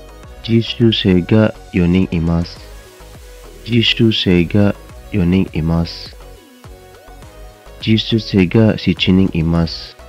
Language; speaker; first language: Japanese; non-native, fluent; Indonesian